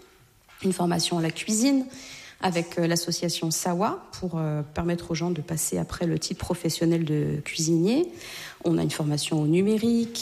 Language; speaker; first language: French; native; French